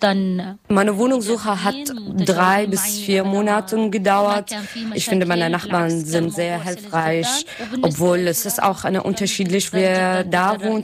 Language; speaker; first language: German; non-native, learner; Arabic